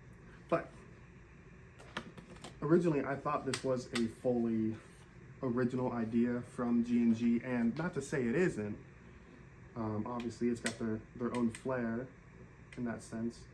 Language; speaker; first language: English; native; English